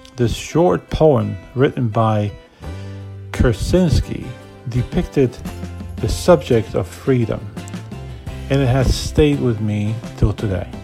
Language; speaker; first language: English; non-native, fluent; Polish